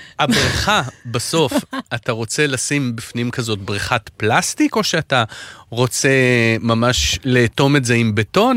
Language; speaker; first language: Hebrew; native; Hebrew